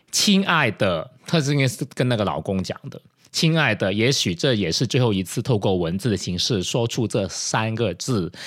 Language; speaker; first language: Chinese; non-native, local second language; Cantonese